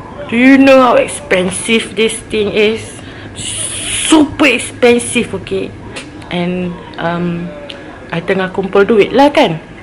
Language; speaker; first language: English; non-native, local second language; Malay